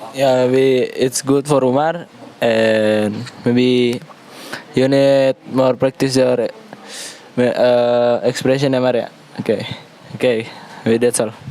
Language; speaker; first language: English; non-native, learner; Indonesian